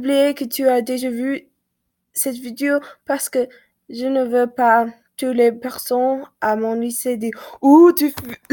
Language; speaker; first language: French; non-native, learner; English